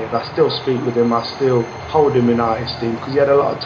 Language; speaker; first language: English; native; English